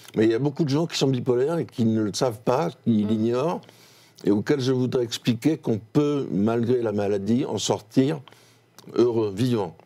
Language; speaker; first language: French; native; French